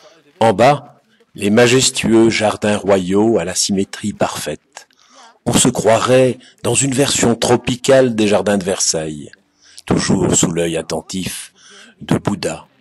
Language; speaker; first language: French; native; French